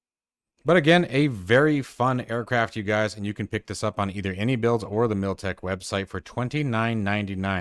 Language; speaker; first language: English; native; English